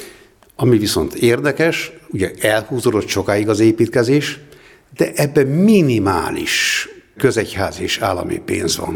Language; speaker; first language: Hungarian; native; Hungarian